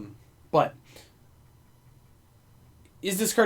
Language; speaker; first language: English; native; English